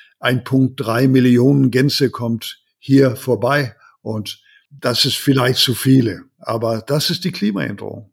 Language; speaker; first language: German; non-native, learner; Danish